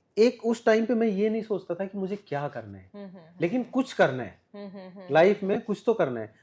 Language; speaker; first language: Hindi; native; Hindi